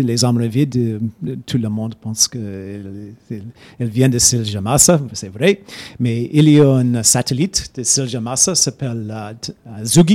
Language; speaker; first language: French; non-native, fluent; English